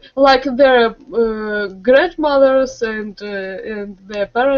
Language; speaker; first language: English; non-native, learner; Russian